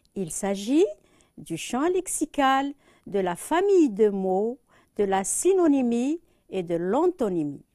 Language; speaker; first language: French; non-native, local second language; Arabic